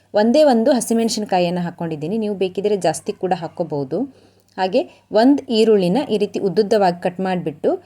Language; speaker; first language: Kannada; native; Kannada